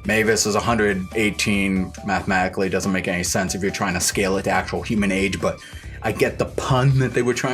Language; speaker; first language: English; native; English